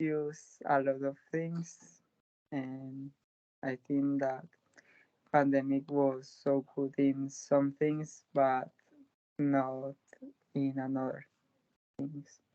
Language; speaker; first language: English; non-native, learner; Spanish